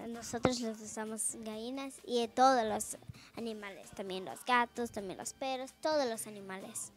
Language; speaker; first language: Spanish; early bilingual, heritage; Spanish